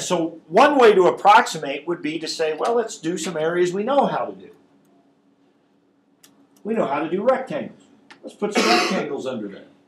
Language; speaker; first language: English; native; English